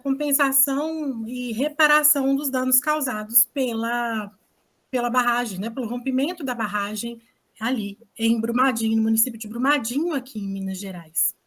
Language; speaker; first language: Portuguese; native; Portuguese